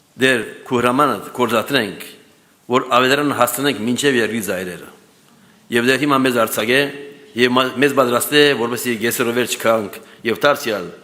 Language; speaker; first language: Armenian; early bilingual, heritage; Armenian